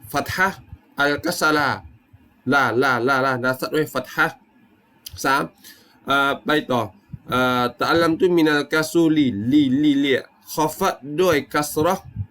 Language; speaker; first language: Thai; non-native, local second language; Malay